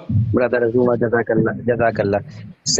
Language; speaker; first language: Indonesian; non-native, learner; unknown